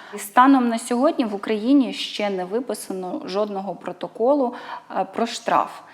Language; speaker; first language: Ukrainian; native; Ukrainian